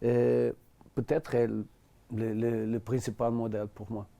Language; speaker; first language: French; non-native, learner; Portuguese